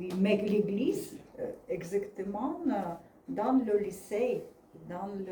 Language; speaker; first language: French; non-native, learner; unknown